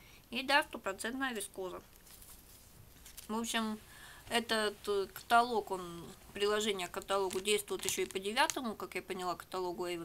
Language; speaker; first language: Russian; native; Russian